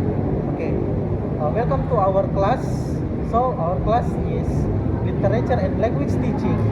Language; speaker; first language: English; non-native, learner; Indonesian